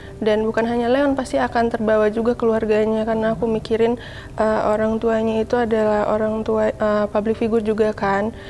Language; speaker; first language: Indonesian; native; Indonesian